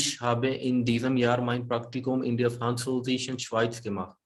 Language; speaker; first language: German; non-native, fluent; Urdu